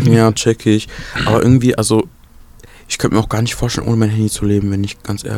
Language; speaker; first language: German; native; German